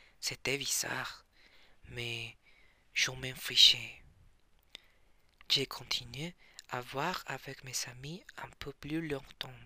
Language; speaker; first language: French; non-native, learner; Spanish